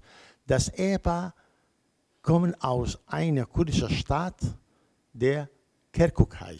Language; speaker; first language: German; non-native, learner; Kurdish